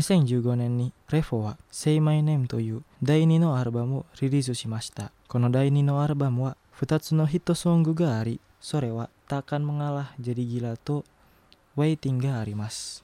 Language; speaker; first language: Japanese; non-native, fluent; Indonesian